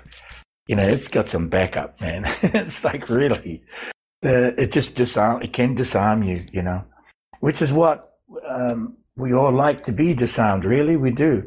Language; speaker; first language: English; native; English